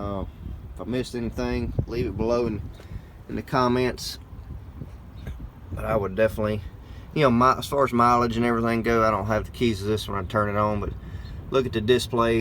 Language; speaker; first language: English; native; English